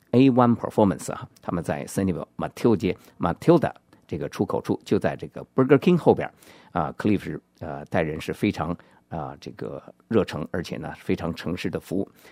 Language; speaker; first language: Chinese; native; Chinese